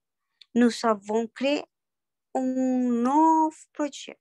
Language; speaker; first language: French; non-native, learner; Spanish